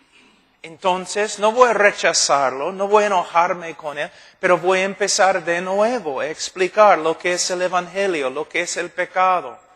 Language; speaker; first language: Spanish; non-native, fluent; English